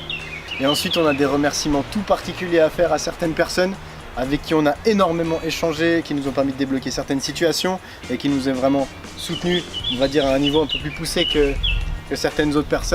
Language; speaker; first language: French; native; French